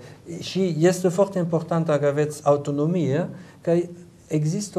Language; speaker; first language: Romanian; non-native, learner; German